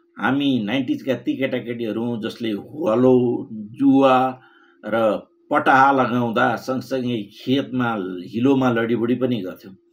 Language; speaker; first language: Nepali; native; Nepali